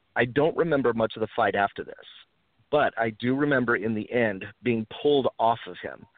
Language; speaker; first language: English; early bilingual, other home language; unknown